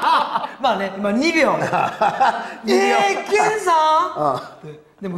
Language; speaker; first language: Japanese; native; Japanese